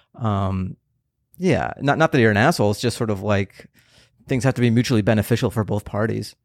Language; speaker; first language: English; early bilingual, other home language; Persian